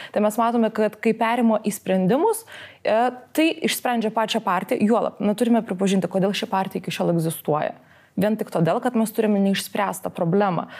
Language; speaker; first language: Lithuanian; non-native, local second language; Polish